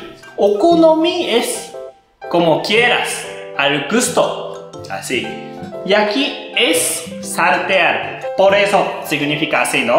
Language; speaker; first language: Spanish; non-native, learner; Japanese